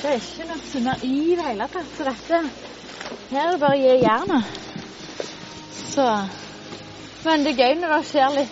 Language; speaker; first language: Norwegian; native; Norwegian